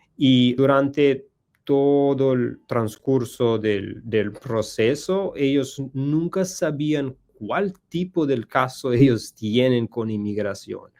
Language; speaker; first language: Spanish; non-native, learner; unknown